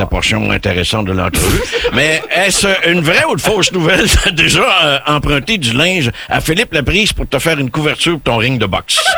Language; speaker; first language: French; native; French